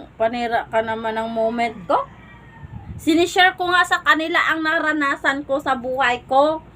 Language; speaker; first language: Filipino; non-native, local second language; Cebuano